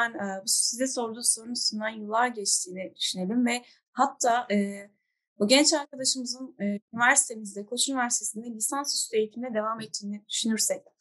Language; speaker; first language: Turkish; native; Turkish